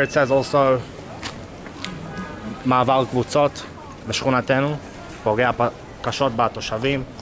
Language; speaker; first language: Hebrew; non-native, learner; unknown